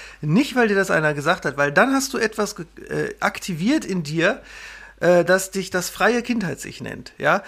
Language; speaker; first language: German; native; German